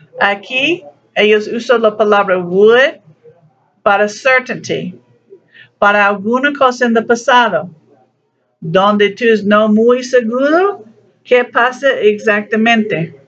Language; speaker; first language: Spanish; non-native, learner; English